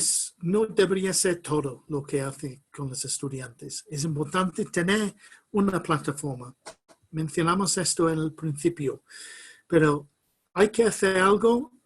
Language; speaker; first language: Spanish; non-native, fluent; English